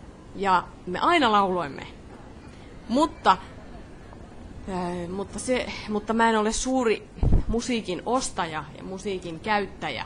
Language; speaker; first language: Finnish; non-native, fluent; Polish